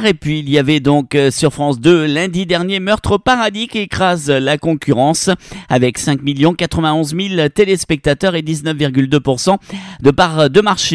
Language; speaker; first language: French; native; French